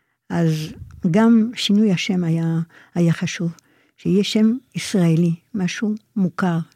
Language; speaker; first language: Hebrew; non-native, fluent; French